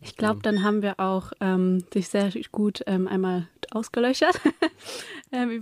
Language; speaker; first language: German; native; German